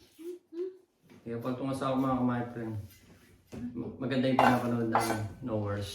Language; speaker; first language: Filipino; native; Filipino